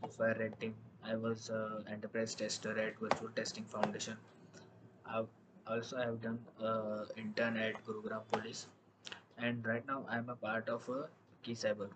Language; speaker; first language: English; non-native, local second language; Gujarati